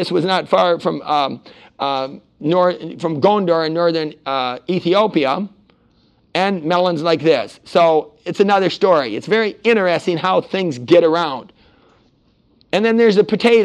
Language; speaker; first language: English; native; English